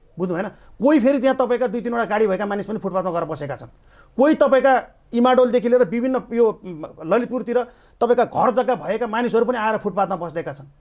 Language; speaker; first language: Nepali; native; Nepali